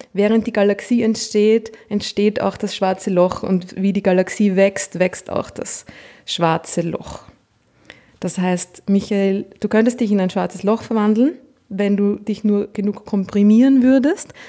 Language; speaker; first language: German; native; German